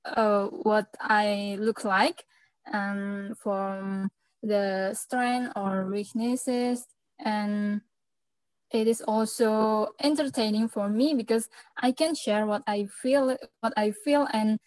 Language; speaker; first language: English; non-native, learner; Indonesian